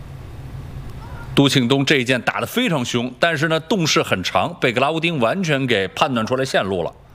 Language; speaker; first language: Chinese; native; Chinese